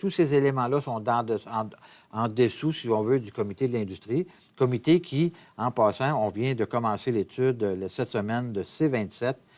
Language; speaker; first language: French; native; French